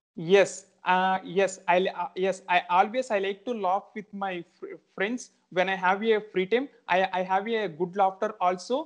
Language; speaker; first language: English; non-native, local second language; Telugu